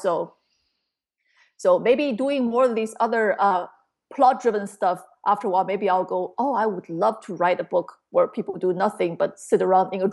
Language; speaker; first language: English; non-native, fluent; Chinese